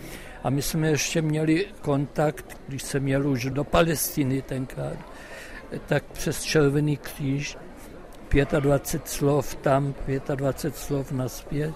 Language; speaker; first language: Czech; non-native, local second language; German